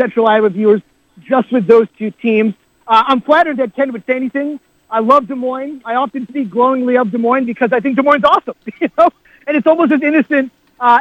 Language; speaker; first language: English; native; English